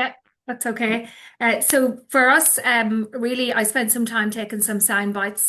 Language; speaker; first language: English; native; English